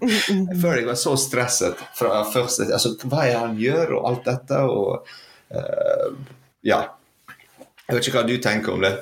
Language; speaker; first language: Norwegian; non-native, fluent; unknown